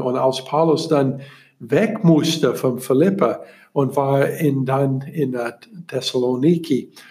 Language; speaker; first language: German; non-native, learner; English